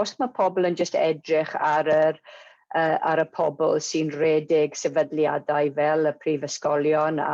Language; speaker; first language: Welsh; non-native, local second language; English